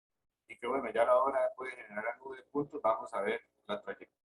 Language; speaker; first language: Spanish; native; Spanish